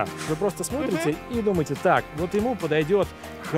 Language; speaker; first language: Russian; native; Russian